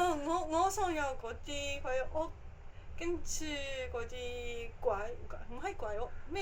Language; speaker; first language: Cantonese; non-native, fluent; Japanese